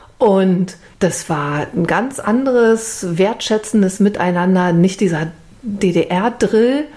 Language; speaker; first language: German; native; German